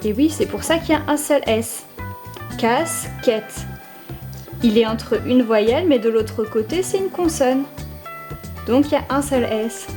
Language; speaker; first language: French; native; French